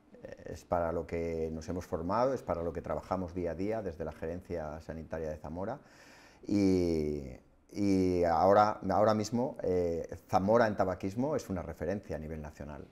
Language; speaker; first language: Spanish; native; Spanish